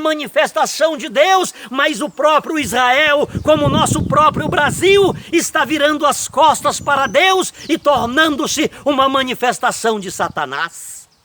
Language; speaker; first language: Portuguese; native; Portuguese